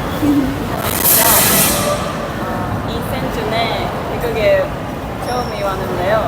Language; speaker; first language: Korean; non-native, learner; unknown